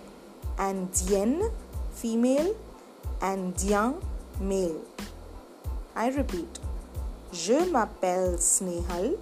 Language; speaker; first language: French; non-native, fluent; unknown